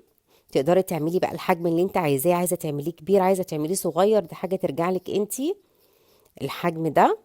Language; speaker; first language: Arabic; native; Arabic